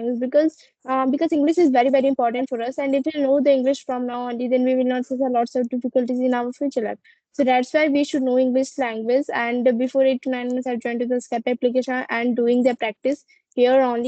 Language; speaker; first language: English; non-native, learner; Hindi